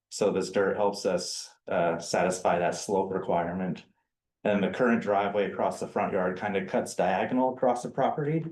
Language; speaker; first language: English; native; English